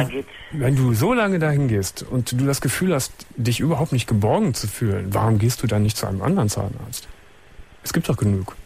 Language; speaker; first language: German; native; German